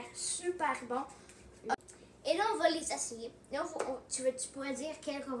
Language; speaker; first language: French; non-native, local second language; English